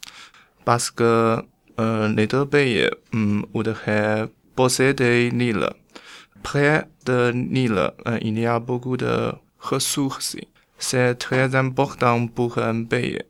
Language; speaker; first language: French; non-native, learner; Chinese